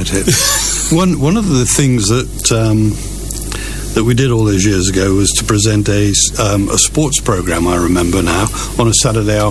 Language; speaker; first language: English; native; English